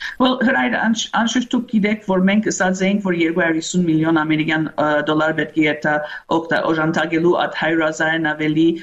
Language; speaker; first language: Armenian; early bilingual, heritage; Armenian